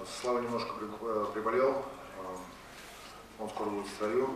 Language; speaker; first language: Russian; native; Russian